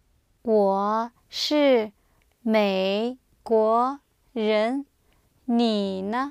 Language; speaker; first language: Chinese; non-native, learner; English